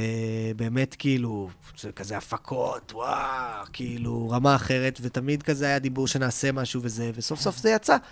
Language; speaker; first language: Hebrew; native; Hebrew